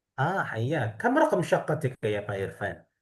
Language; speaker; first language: Arabic; non-native, fluent; Indonesian